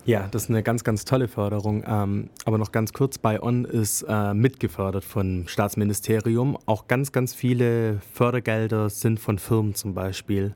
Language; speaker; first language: German; native; German